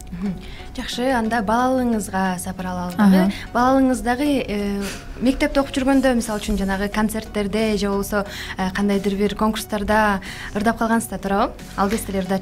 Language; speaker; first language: Kyrgyz; native; Kyrgyz